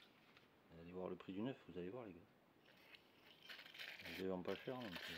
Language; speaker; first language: French; native; French